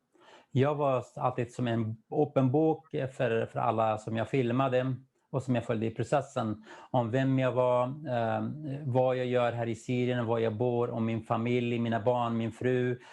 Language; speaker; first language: Swedish; non-native, fluent; Kurdish